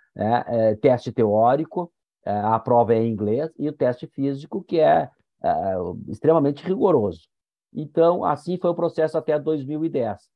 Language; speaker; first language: Portuguese; native; Portuguese